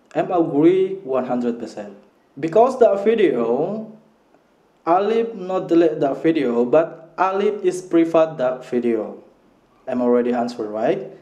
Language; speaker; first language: English; non-native, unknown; Indonesian